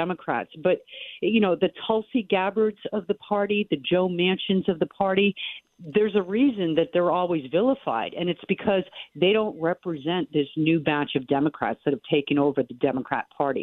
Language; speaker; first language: English; native; English